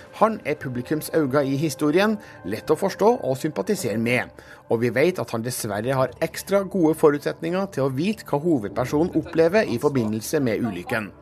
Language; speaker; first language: Norwegian; native; Norwegian